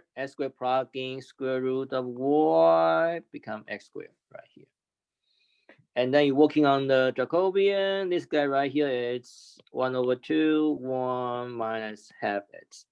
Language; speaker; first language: English; non-native, fluent; Chinese